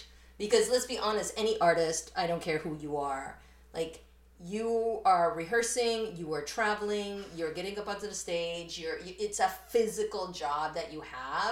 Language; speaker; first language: English; early bilingual, other home language; Spanish